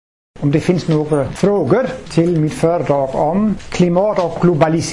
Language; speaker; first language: Swedish; non-native, fluent; Danish